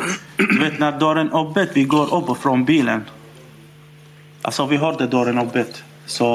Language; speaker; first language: Swedish; non-native, learner; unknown